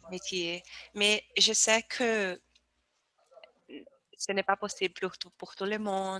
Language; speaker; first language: French; non-native, learner; Portuguese